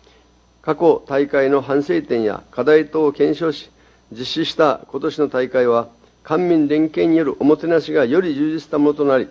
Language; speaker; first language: Japanese; native; Japanese